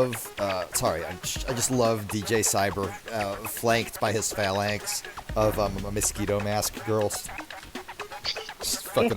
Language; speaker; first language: English; native; English